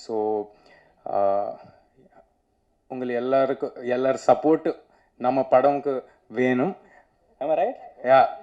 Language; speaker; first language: Tamil; non-native, learner; Telugu